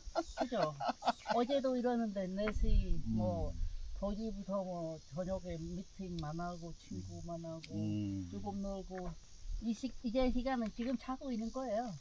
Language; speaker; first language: Korean; non-native, learner; Khmer